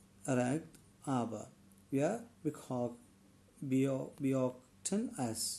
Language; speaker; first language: German; non-native, learner; Malayalam